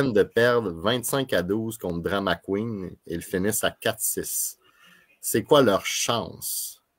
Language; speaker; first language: French; native; French